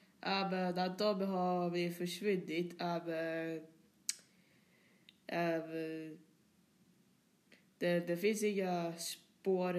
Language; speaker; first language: Swedish; non-native, learner; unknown